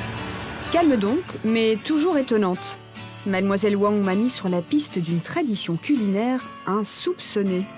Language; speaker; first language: French; native; French